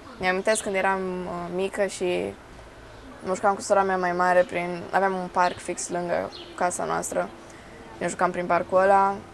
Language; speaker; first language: Romanian; early bilingual, other home language; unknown